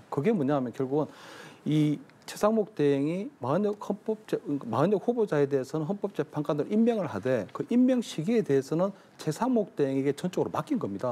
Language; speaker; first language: Korean; native; Korean